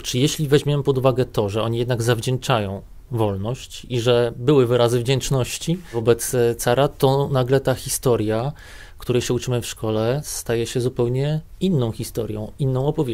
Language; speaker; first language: Polish; native; Polish